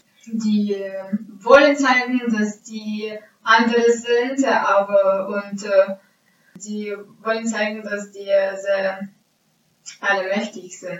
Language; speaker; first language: German; non-native, fluent; Ukrainian